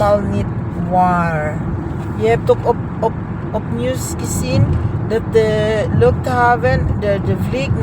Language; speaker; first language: Dutch; non-native, learner; Filipino